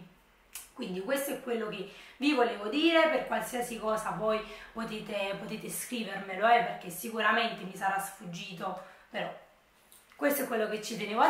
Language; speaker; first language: Italian; native; Italian